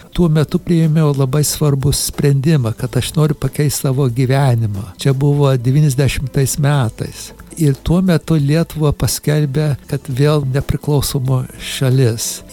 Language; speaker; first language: Lithuanian; early bilingual, heritage; Lithuanian